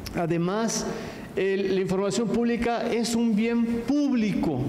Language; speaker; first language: Spanish; native; Spanish